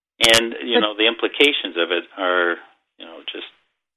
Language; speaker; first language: English; native; English